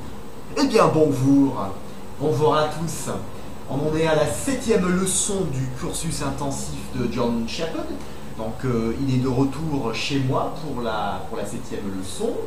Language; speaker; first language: French; non-native, fluent; English